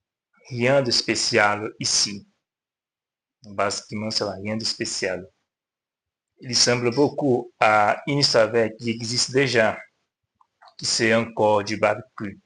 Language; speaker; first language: French; non-native, learner; Portuguese